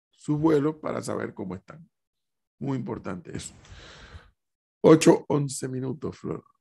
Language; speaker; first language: Spanish; native; Spanish